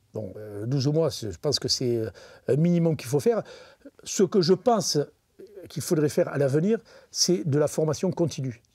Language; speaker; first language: French; native; French